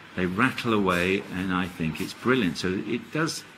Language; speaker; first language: English; native; English